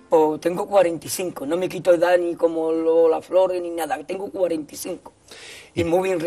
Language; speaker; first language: Spanish; native; Spanish